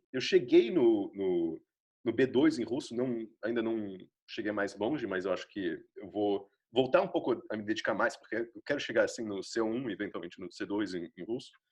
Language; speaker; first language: Portuguese; native; Portuguese